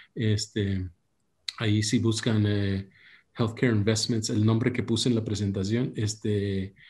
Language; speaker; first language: Spanish; early bilingual, heritage; Spanish